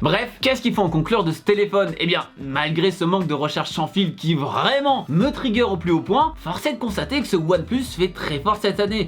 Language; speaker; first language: French; native; French